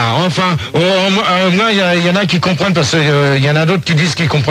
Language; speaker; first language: French; native; French